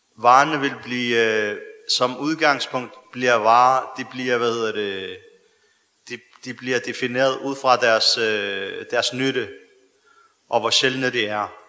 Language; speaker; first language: Danish; early bilingual, other home language; Arabic